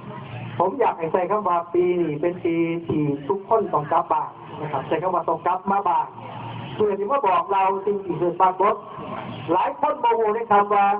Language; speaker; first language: Thai; non-native, local second language; Lao